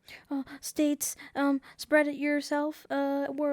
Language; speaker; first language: English; native; English